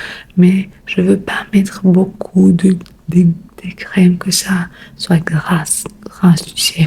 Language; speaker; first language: French; non-native, learner; Spanish